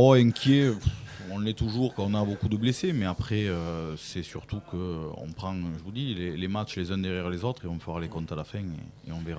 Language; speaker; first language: French; native; French